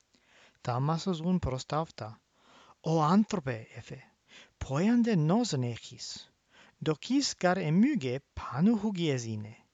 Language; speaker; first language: Greek; non-native, fluent; English